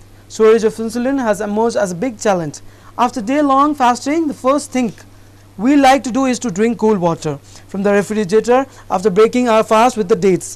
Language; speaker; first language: English; non-native, local second language; Urdu